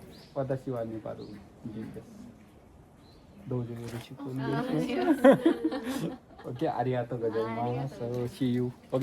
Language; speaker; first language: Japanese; non-native, learner; Nepali